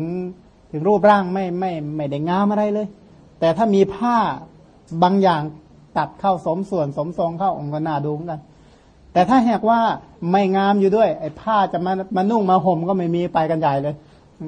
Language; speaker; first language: Thai; non-native, local second language; Khmer